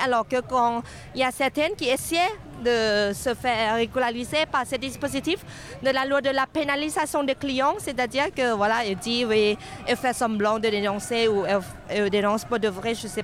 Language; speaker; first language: French; non-native, fluent; Thai